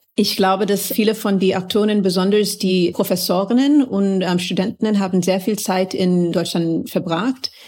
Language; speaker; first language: German; non-native, fluent; English